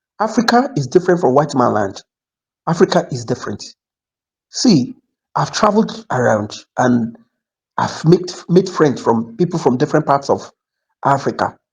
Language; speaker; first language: Nigerian Pidgin; native; Nigerian Pidgin